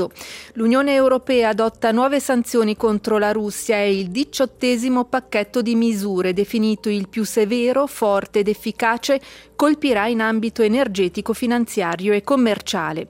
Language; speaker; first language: Italian; native; Italian